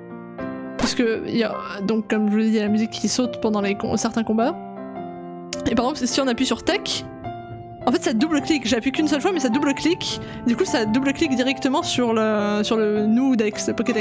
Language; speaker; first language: French; native; French